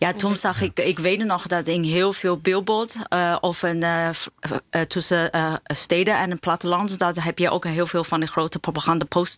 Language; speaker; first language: Dutch; non-native, fluent; Chinese